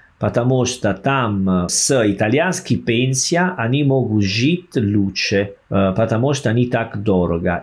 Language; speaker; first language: Russian; non-native, learner; Italian